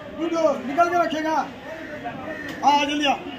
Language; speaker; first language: Hindi; non-native, local second language; Bhojpuri